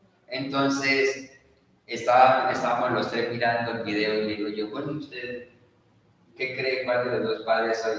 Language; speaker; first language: Spanish; native; Spanish